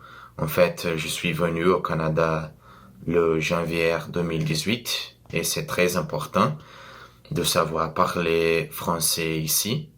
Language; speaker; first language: French; non-native, learner; Portuguese